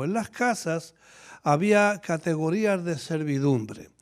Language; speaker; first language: Spanish; native; Spanish